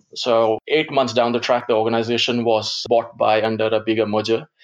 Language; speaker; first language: English; non-native, local second language; Gujarati